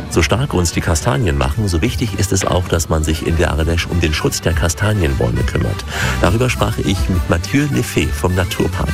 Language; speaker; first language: German; native; German